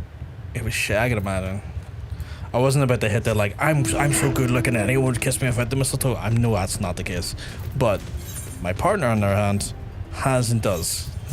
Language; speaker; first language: English; native; English